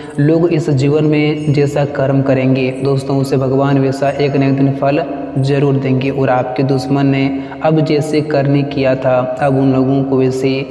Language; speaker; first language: Hindi; native; Hindi